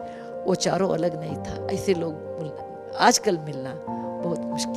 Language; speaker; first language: Hindi; non-native, local second language; Kannada